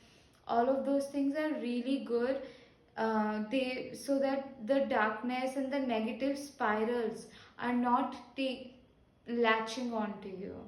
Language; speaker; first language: English; non-native, local second language; Hindi